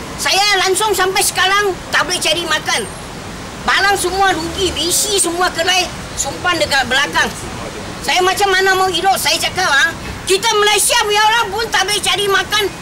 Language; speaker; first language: Malay; non-native, local second language; Chinese